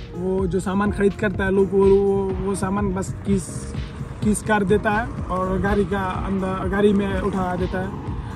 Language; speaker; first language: Hindi; non-native, fluent; Bangla